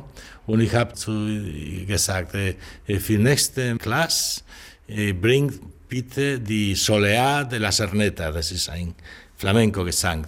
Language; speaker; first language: German; non-native, learner; Spanish